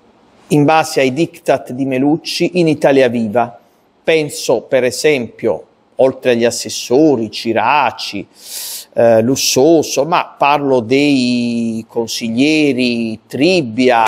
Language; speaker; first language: Italian; native; Italian